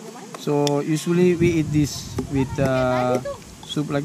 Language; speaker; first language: English; non-native, learner; Indonesian